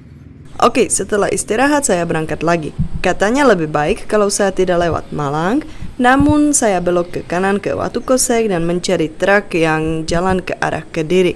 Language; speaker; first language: Indonesian; non-native, fluent; Czech